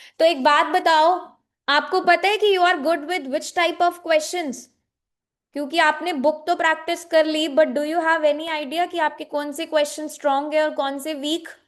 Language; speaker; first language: Hindi; native; Hindi